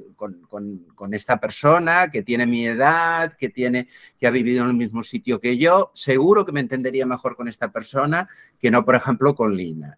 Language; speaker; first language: Spanish; native; Spanish